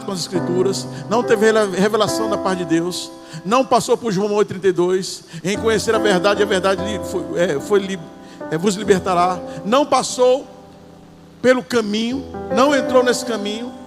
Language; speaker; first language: Portuguese; native; Portuguese